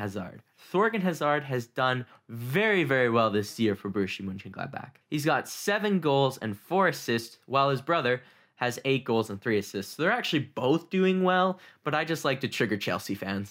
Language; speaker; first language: English; native; English